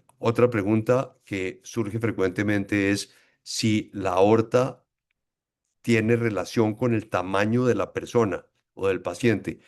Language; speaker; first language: Spanish; native; Spanish